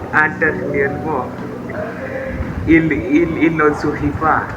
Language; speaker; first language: French; non-native, learner; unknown